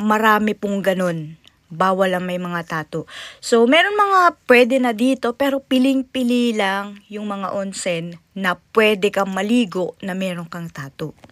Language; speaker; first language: Filipino; native; Filipino